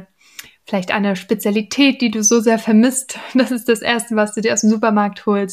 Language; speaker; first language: German; native; German